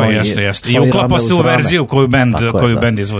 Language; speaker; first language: Croatian; native; Croatian